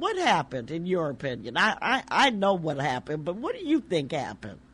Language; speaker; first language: English; native; English